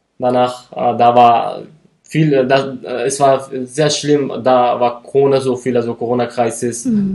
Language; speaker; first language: German; non-native, learner; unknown